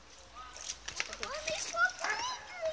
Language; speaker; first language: Russian; early bilingual, heritage; Russian